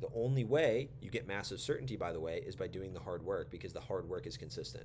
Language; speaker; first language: English; native; English